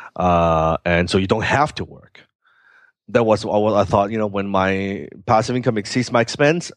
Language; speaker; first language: English; non-native, local second language; Cantonese